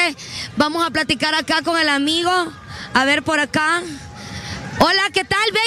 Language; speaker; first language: Spanish; native; Spanish